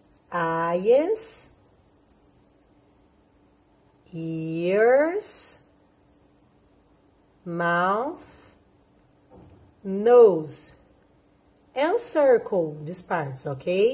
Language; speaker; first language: English; non-native, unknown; Portuguese